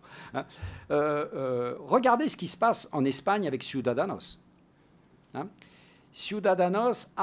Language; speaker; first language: French; native; French